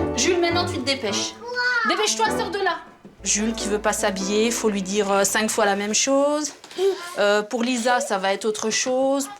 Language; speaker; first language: French; native; French